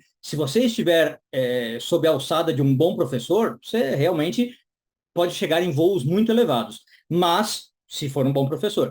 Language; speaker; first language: Portuguese; native; Portuguese